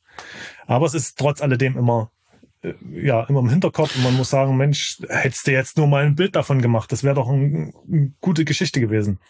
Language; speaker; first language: German; native; German